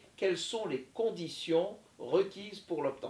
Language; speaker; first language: French; native; French